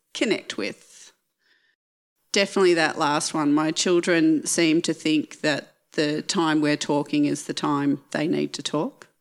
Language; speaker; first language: English; native; English